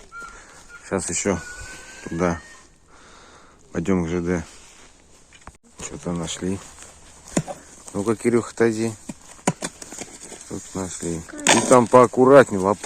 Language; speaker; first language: Russian; native; Russian